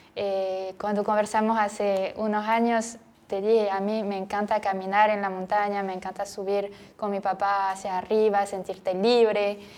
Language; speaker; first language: Spanish; non-native, fluent; French